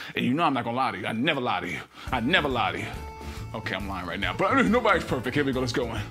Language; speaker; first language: English; native; English